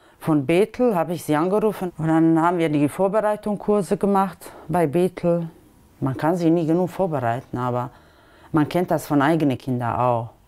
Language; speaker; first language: German; non-native, fluent; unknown